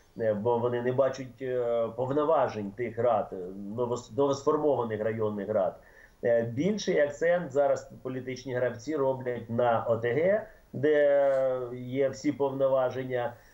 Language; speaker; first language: Ukrainian; native; Ukrainian